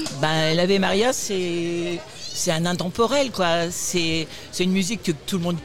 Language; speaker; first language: French; native; French